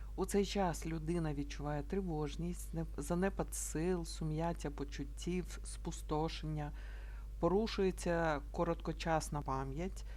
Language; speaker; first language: Ukrainian; non-native, local second language; Russian